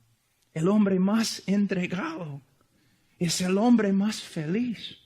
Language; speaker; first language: Spanish; non-native, fluent; English